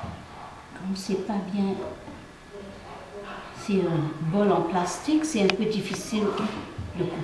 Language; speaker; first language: French; non-native, fluent; Nepali